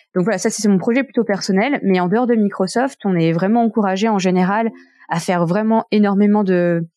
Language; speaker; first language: French; native; French